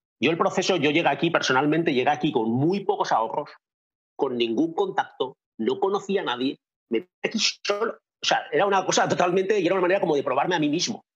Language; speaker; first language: Spanish; native; Spanish